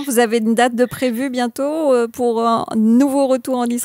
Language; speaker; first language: French; native; French